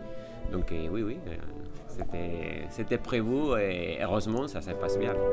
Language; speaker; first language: French; non-native, fluent; Spanish